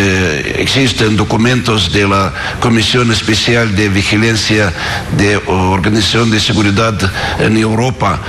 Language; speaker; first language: Spanish; non-native, fluent; Russian